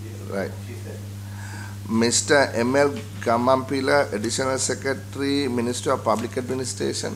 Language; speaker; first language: English; non-native, local second language; Sinhala